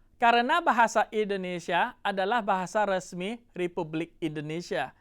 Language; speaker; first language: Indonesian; non-native, fluent; Thai